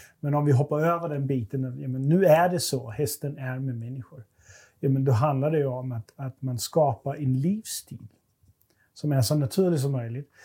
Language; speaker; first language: Swedish; non-native, fluent; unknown